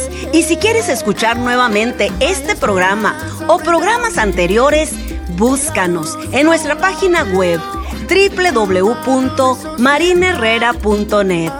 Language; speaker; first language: Spanish; native; Spanish